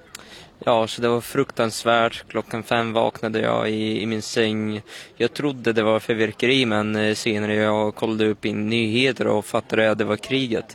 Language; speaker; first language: Swedish; early bilingual, other home language; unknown